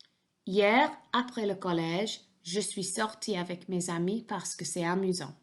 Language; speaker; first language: French; non-native, fluent; English